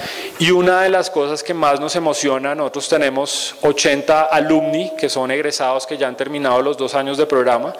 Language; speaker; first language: Spanish; native; Spanish